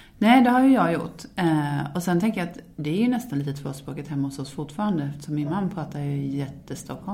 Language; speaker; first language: Swedish; native; Swedish